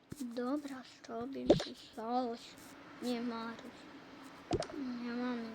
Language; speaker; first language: Polish; early bilingual, heritage; Polish